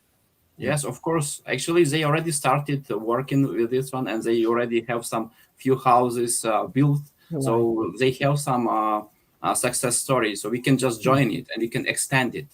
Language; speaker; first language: English; non-native, fluent; Ukrainian